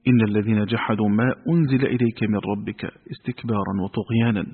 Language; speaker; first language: Arabic; native; Arabic